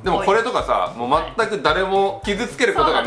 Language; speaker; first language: Japanese; native; Japanese